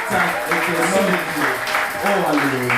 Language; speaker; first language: Danish; non-native, learner; French